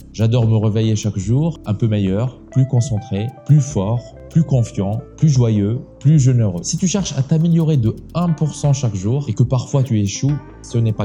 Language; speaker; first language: French; native; French